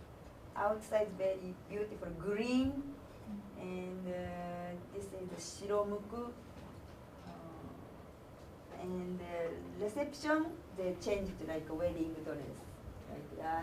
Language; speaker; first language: English; non-native, learner; Japanese